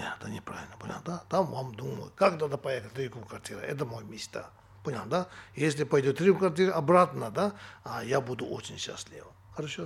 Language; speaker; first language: Russian; non-native, learner; Tibetan